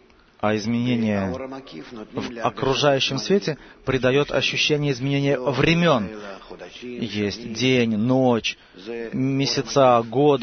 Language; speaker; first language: Russian; native; Russian